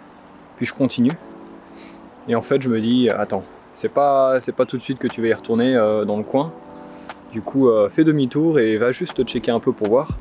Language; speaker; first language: French; native; French